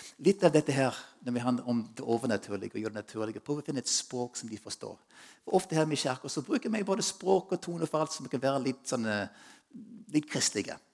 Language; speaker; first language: Norwegian; non-native, fluent; English